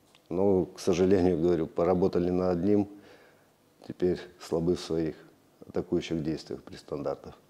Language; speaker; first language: Russian; native; Russian